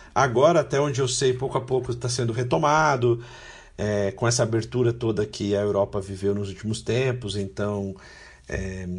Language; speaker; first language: Portuguese; native; Portuguese